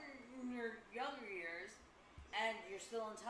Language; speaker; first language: English; native; English